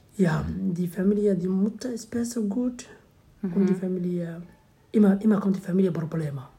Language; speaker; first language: German; non-native, learner; Somali